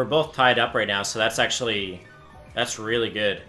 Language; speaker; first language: English; native; English